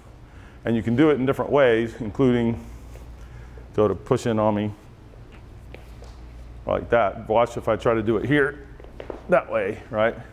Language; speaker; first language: English; native; English